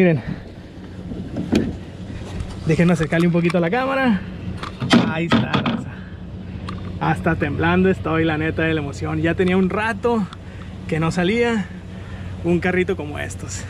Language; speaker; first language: Spanish; native; Spanish